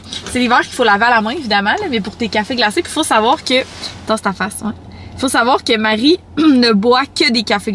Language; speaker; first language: French; native; French